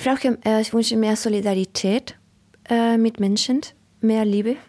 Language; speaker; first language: German; non-native, learner; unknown